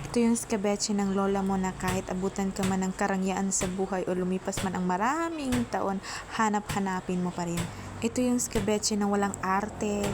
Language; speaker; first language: Filipino; non-native, local second language; Cebuano